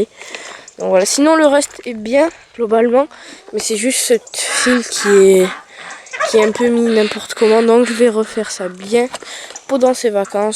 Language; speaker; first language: French; native; French